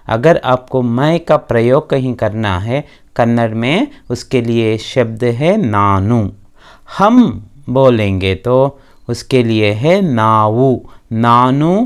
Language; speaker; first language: Hindi; non-native, local second language; Kannada